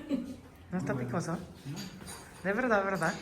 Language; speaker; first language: Spanish; early bilingual, heritage; English